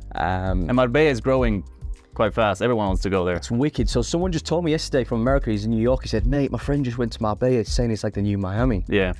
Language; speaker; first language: English; native; English